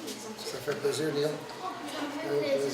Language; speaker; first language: French; non-native, local second language; English